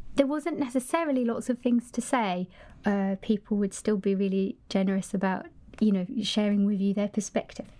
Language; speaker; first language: English; native; English